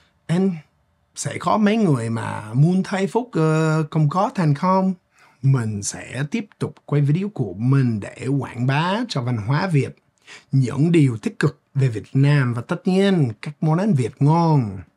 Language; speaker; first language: Vietnamese; non-native, fluent; English